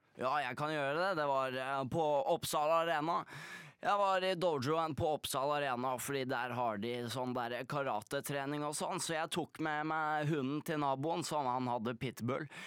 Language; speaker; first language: Norwegian; early bilingual, other home language; Polish